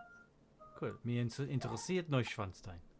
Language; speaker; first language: German; non-native, learner; English